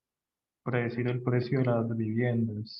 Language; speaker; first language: Spanish; native; Spanish